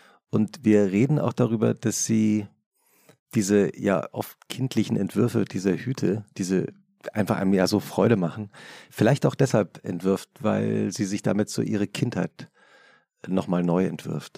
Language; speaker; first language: German; native; German